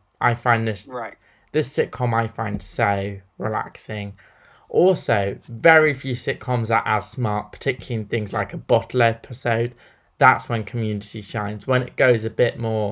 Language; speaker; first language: English; native; English